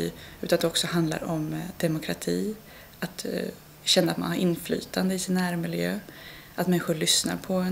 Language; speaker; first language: Swedish; native; Swedish